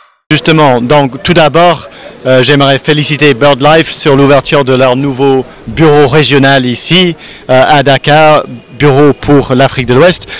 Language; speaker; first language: French; non-native, fluent; English